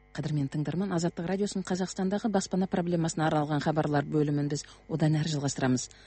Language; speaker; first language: Kazakh; native; Kazakh